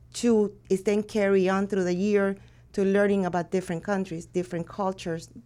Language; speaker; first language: English; early bilingual, other home language; Spanish